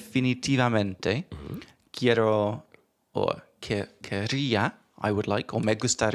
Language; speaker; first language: Spanish; non-native, learner; English